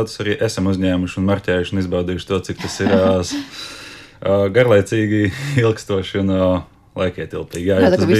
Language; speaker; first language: Latvian; native; Latvian